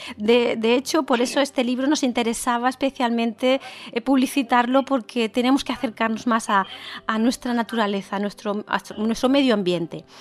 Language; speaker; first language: Spanish; native; Spanish